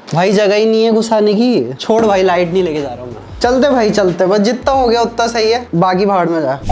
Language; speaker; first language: Hindi; native; Hindi